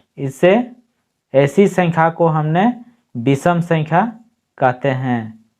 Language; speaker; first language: Hindi; native; Hindi